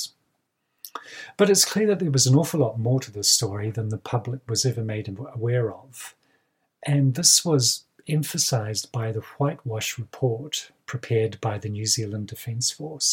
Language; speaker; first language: English; native; English